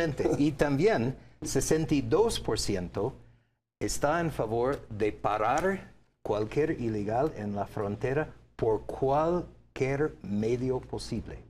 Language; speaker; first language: Spanish; non-native, fluent; English